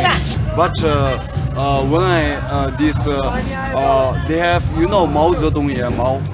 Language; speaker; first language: English; non-native, learner; Tibetan